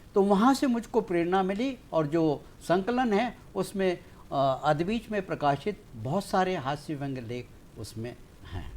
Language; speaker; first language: Hindi; native; Hindi